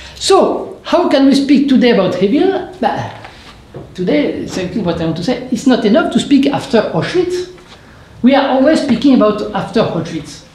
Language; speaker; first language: English; non-native, fluent; French